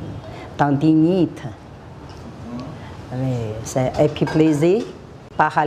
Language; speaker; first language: French; non-native, learner; Chinese